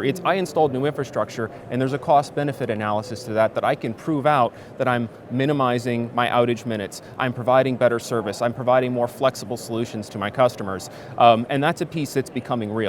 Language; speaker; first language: English; native; English